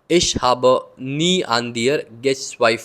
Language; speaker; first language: German; non-native, learner; Hindi